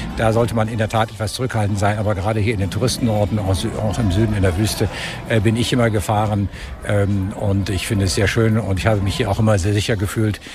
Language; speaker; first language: German; native; German